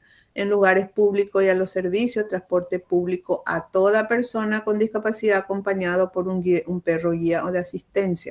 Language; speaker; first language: Spanish; native; Spanish